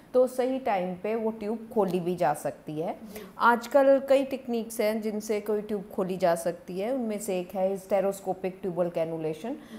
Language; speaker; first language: Hindi; non-native, local second language; Punjabi